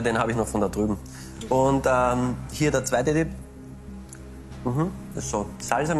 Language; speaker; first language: German; native; German